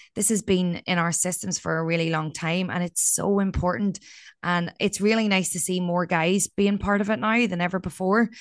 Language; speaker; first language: English; native; English